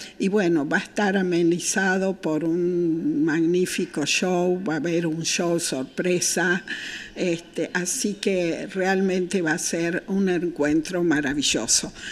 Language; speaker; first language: Spanish; native; Spanish